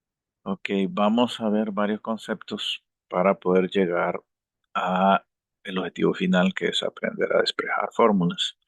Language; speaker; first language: Spanish; native; Spanish